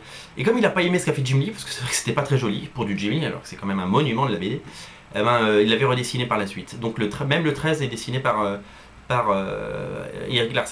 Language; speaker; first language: French; native; French